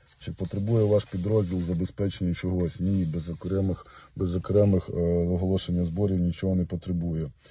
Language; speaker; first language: Ukrainian; non-native, local second language; Russian